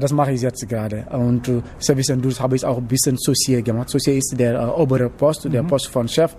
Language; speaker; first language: German; non-native, learner; Wolof